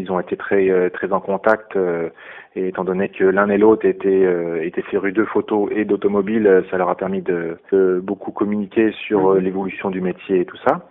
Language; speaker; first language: French; native; French